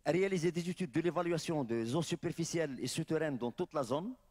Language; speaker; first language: French; non-native, local second language; Arabic